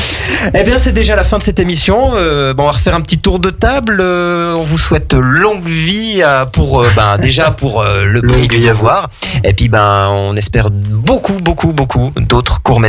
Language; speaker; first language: French; native; French